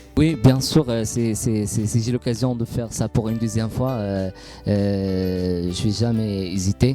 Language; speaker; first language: French; non-native, local second language; Arabic